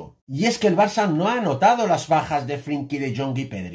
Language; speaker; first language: Spanish; native; Spanish